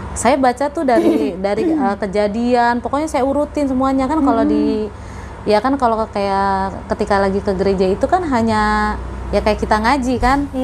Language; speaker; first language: Indonesian; native; Indonesian